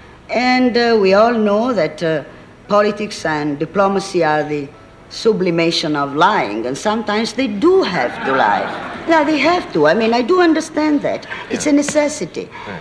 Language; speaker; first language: English; non-native, fluent; Italian